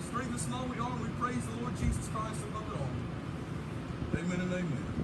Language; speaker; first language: English; native; English